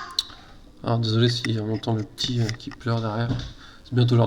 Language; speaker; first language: French; native; French